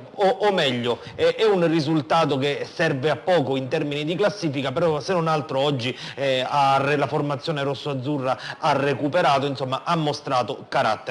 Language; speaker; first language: Italian; native; Italian